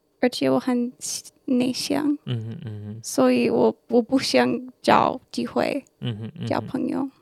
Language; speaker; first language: Chinese; non-native, learner; English